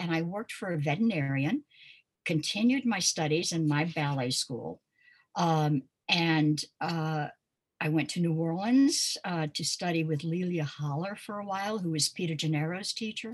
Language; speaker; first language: English; native; English